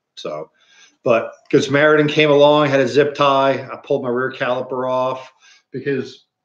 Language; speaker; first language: English; native; English